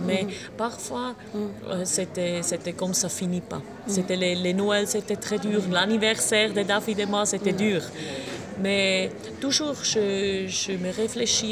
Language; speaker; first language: French; non-native, local second language; German